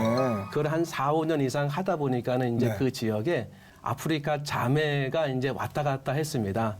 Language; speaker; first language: Korean; native; Korean